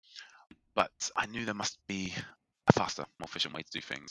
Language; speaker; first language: English; native; English